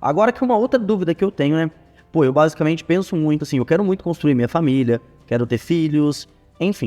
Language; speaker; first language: Portuguese; native; Portuguese